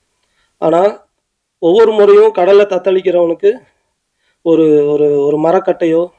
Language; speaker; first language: Tamil; native; Tamil